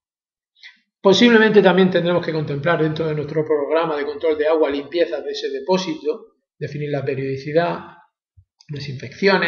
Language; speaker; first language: Spanish; native; Spanish